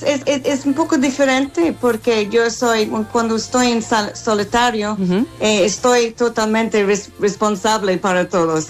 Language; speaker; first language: Spanish; non-native, fluent; English